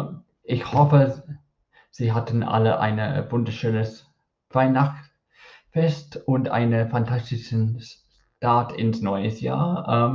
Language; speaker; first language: German; non-native, learner; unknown